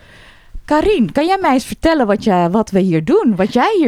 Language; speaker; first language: Dutch; native; Dutch